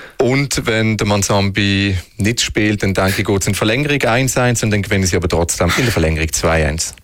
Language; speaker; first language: German; native; German